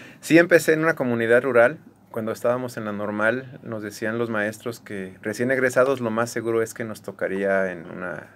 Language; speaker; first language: Spanish; native; Spanish